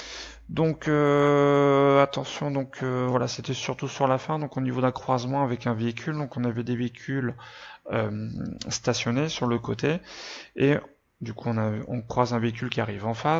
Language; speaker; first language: French; native; French